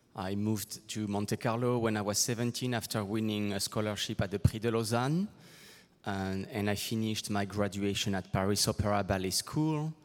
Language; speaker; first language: English; non-native, fluent; French